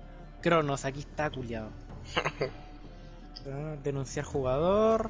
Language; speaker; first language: Spanish; native; Spanish